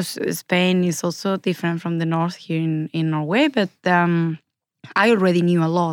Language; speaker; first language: English; non-native, fluent; Spanish